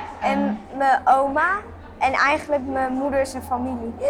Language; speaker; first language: Dutch; early bilingual, other home language; English